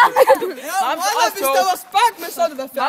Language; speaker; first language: Danish; early bilingual, other home language; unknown